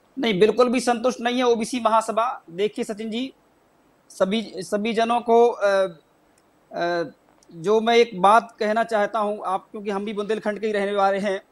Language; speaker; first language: Hindi; native; Hindi